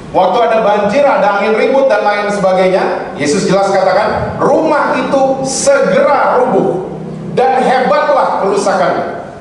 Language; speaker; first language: Indonesian; native; Indonesian